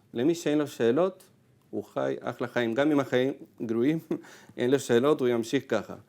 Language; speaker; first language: Hebrew; non-native, fluent; Spanish